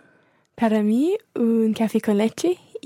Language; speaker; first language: Spanish; non-native, learner; English